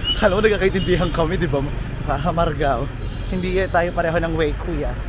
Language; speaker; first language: Filipino; native; Filipino